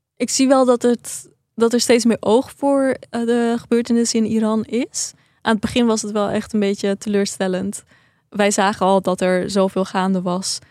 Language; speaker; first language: Dutch; early bilingual, other home language; Persian